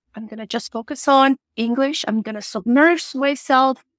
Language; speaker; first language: English; non-native, fluent; Turkish